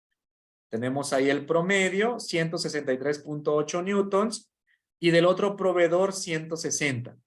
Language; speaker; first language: Spanish; native; Spanish